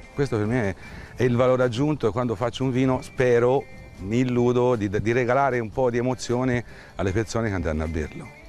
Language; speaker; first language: Italian; native; Italian